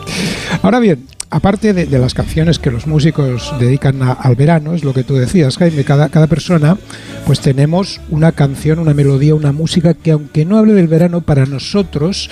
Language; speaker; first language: Spanish; native; Spanish